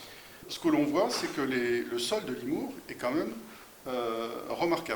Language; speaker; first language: French; native; French